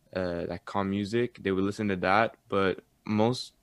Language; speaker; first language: English; early bilingual, other home language; Arabic